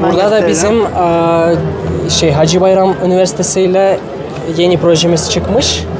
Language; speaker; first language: Turkish; non-native, learner; Russian